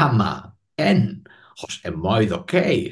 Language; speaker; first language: Greek; non-native, learner; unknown